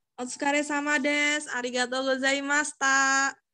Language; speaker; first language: Japanese; non-native, learner; Indonesian